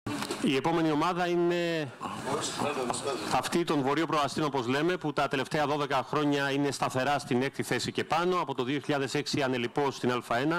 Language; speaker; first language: Greek; native; Greek